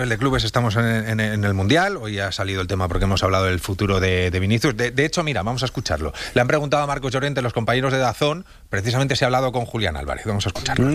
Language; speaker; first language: Spanish; native; Spanish